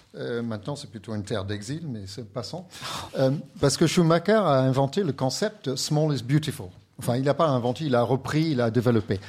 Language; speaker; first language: French; native; French